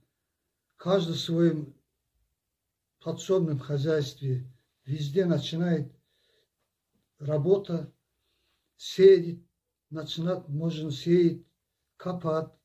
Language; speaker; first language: Russian; non-native, local second language; Azerbaijani